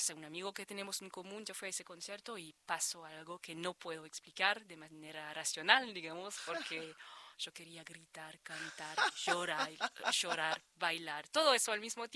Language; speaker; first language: Spanish; non-native, fluent; French